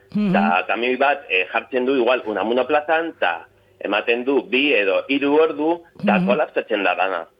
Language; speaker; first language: Basque; non-native, local second language; Spanish